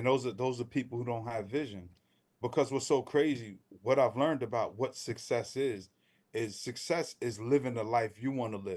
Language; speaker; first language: English; native; English